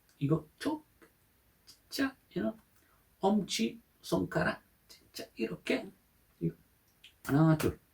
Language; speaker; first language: Korean; non-native, learner; Italian